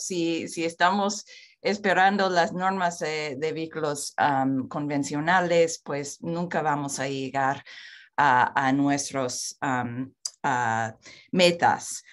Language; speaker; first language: Spanish; non-native, fluent; English